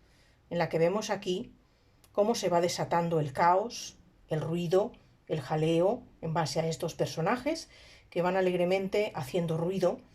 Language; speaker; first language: Spanish; native; Spanish